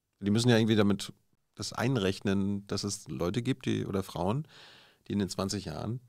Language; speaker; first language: German; native; German